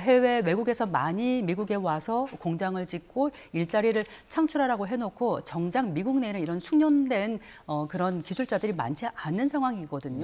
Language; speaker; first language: Korean; native; Korean